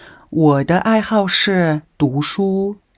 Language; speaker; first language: Chinese; non-native, fluent; Mongolian